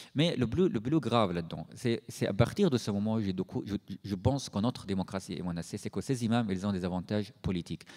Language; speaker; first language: French; non-native, fluent; Arabic